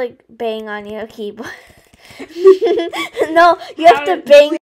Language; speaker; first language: English; native; English